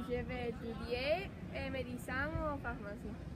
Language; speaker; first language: French; non-native, learner; Spanish